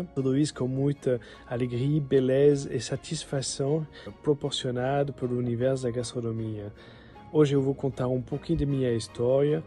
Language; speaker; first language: French; non-native, learner; Portuguese